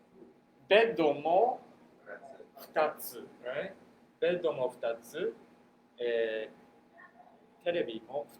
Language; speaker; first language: Japanese; non-native, fluent; English